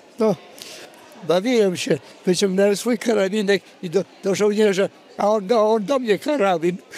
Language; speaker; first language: Polish; native; Polish